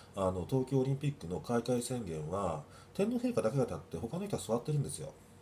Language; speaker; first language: Japanese; native; Japanese